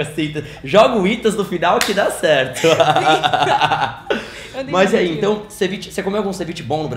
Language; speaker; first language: Portuguese; native; Portuguese